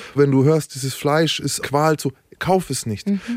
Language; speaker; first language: German; native; German